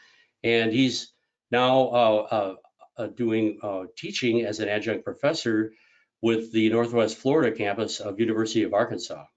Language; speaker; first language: English; native; English